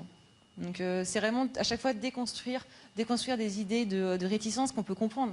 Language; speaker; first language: French; native; French